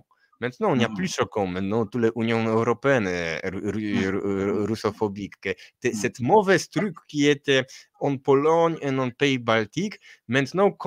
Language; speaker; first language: French; non-native, fluent; Polish